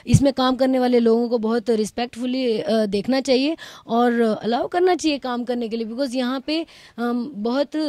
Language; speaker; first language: Hindi; native; Hindi